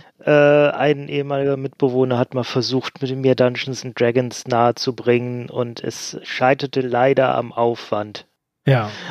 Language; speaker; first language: German; native; German